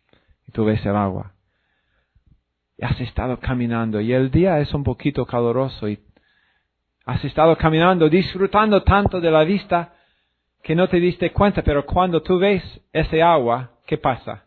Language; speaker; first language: Spanish; non-native, fluent; English